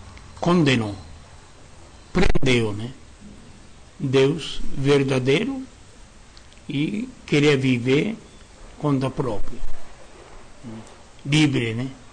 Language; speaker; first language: Portuguese; non-native, learner; Japanese